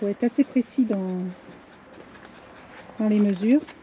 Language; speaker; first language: French; native; French